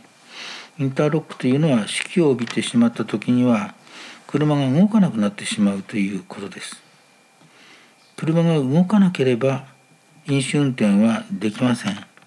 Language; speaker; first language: Japanese; native; Japanese